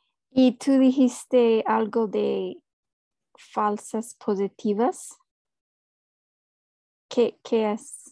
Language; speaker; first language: Spanish; non-native, fluent; English